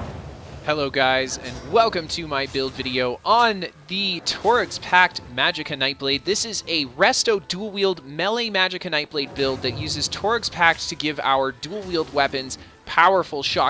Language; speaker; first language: English; native; English